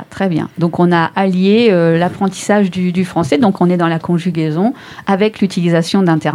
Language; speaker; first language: French; native; French